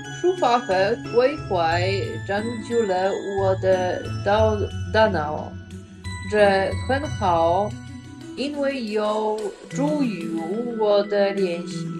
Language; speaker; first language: Chinese; non-native, learner; Polish